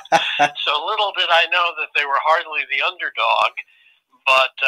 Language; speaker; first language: English; native; English